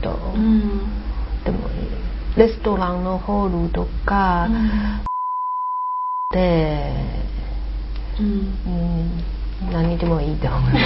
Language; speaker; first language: Japanese; non-native, learner; Chinese